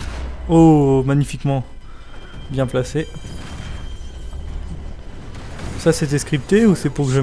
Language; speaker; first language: French; native; French